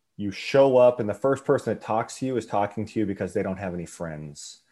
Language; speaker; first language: English; native; English